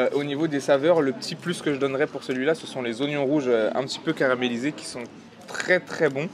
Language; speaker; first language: French; native; French